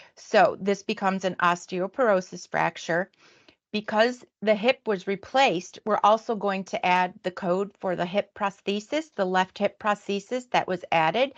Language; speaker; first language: English; native; English